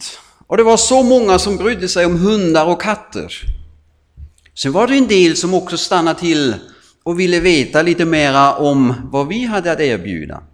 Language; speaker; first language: Swedish; non-native, fluent; German